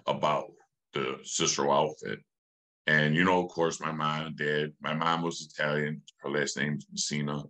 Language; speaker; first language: English; native; English